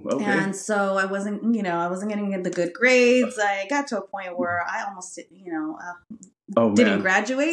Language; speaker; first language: English; early bilingual, other home language; Spanish